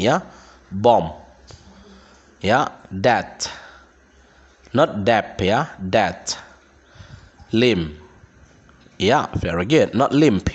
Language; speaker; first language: English; non-native, fluent; Indonesian